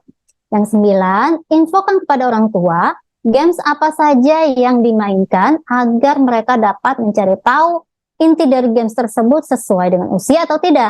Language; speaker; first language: Indonesian; native; Indonesian